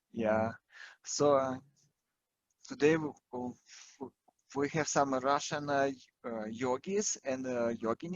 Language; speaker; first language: English; non-native, fluent; Russian